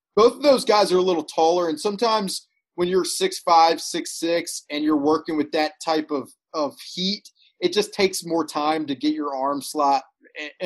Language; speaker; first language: English; native; English